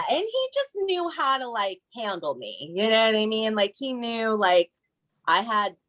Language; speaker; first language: English; native; English